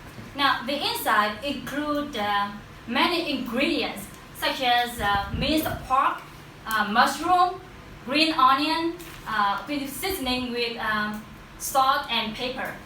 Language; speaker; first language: English; non-native, learner; Vietnamese